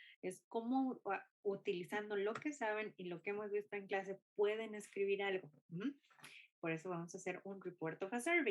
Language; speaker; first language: Spanish; non-native, fluent; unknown